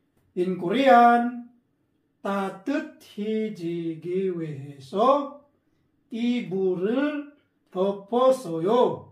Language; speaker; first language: Korean; non-native, fluent; Filipino